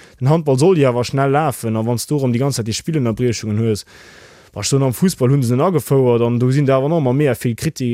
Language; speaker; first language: Luxembourgish; native; Luxembourgish